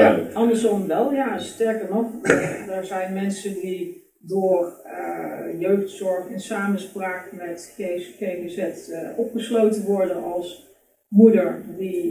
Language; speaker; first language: Dutch; native; Dutch